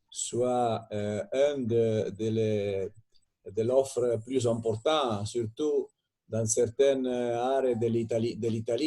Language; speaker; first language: French; non-native, fluent; Italian